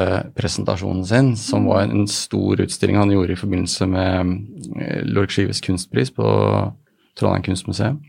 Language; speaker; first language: Norwegian; native; Norwegian